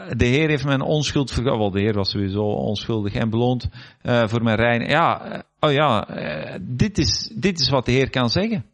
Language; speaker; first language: Dutch; native; Dutch